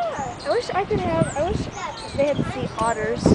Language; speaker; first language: English; native; English